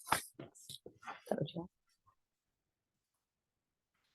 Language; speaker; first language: English; native; English